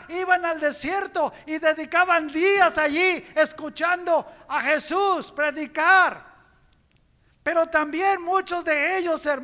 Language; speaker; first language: Spanish; native; Spanish